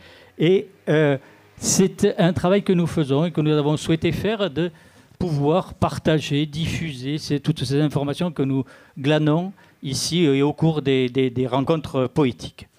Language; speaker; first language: French; native; French